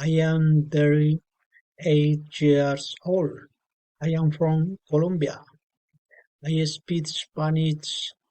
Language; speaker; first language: English; non-native, learner; Spanish